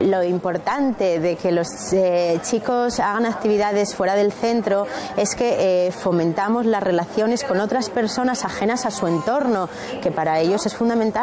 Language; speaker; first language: Spanish; native; Spanish